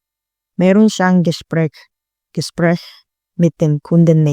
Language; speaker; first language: German; non-native, learner; Filipino